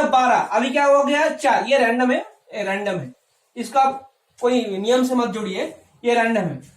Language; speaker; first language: Hindi; non-native, local second language; Bangla